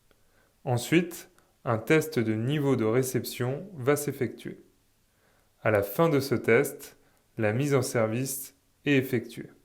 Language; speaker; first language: French; native; French